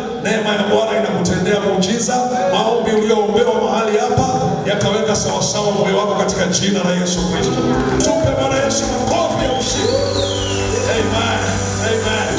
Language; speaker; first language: Swahili; native; Swahili